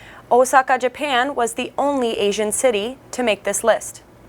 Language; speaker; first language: English; native; English